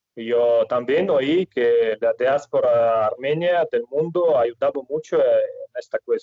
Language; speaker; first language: Spanish; non-native, fluent; Russian